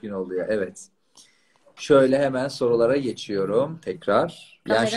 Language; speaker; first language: Turkish; native; Turkish